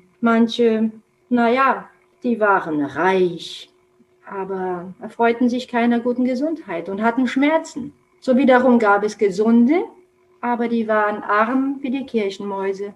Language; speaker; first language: German; non-native, fluent; Romanian